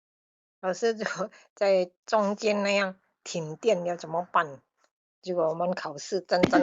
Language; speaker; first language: Chinese; non-native, learner; Indonesian